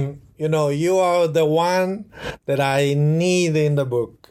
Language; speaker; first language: English; non-native, learner; Italian